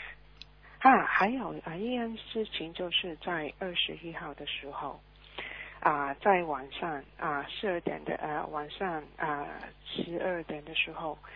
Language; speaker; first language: Chinese; early bilingual, heritage; Chinese